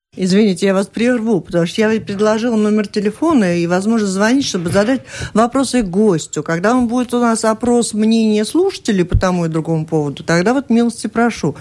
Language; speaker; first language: Russian; native; Russian